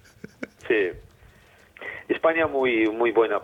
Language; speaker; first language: Spanish; non-native, learner; Azerbaijani